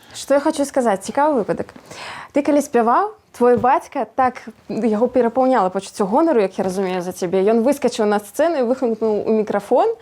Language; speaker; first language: Belarusian; non-native, local second language; Russian